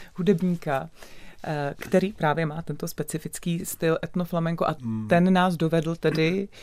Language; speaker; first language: Czech; native; Czech